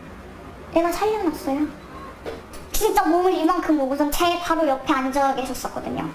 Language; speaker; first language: Korean; native; Korean